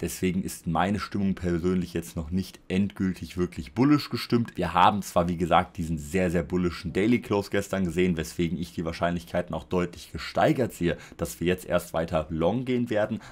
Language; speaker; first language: German; native; German